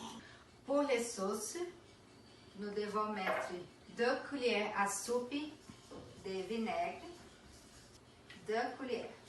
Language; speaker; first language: French; non-native, learner; Portuguese